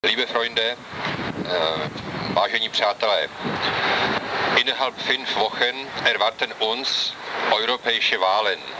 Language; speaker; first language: German; non-native, learner; Czech